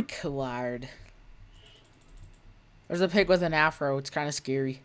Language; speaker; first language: English; native; English